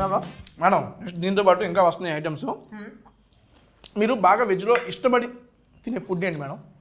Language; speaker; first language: Telugu; native; Telugu